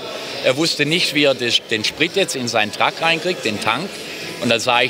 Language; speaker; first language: German; native; German